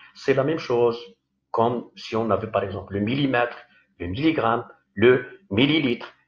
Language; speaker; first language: French; non-native, local second language; Arabic